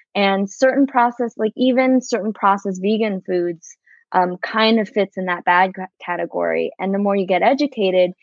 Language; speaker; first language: English; native; English